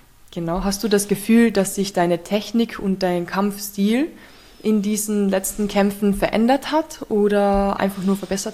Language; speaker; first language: German; native; German